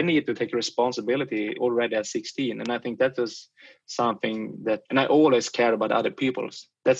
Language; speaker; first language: English; non-native, fluent; Swedish